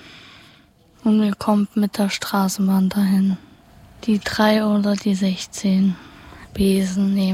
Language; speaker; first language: German; native; German